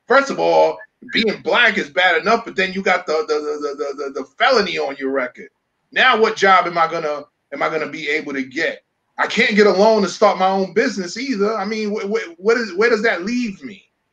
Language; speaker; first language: English; early bilingual, other home language; Spanish